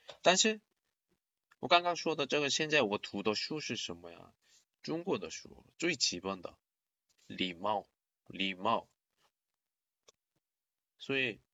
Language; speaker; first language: Chinese; non-native, learner; Korean